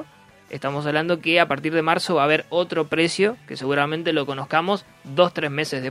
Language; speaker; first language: Spanish; native; Spanish